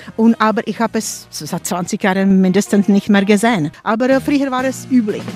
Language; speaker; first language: German; non-native, fluent; Czech